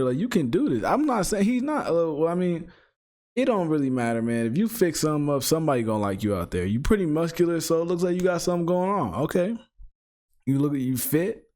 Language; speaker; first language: English; native; English